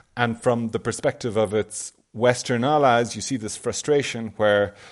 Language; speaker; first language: English; native; English